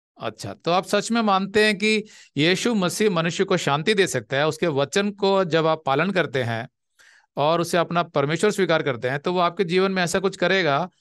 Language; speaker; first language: Hindi; native; Hindi